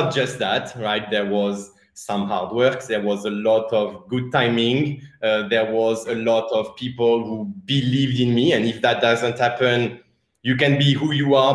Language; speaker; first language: English; non-native, fluent; French